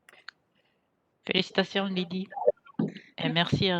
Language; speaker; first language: French; non-native, fluent; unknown